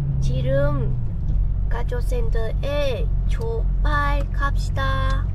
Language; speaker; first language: Korean; non-native, learner; Vietnamese